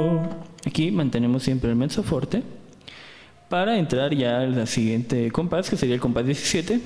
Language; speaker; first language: Spanish; native; Spanish